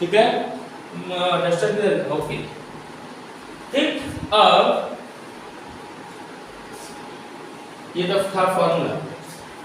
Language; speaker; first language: Hindi; native; Hindi